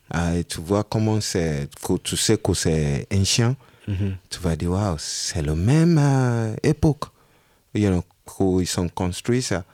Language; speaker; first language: French; non-native, learner; Yoruba